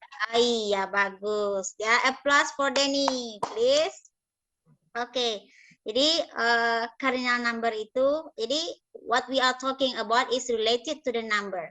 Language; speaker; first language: English; non-native, learner; Indonesian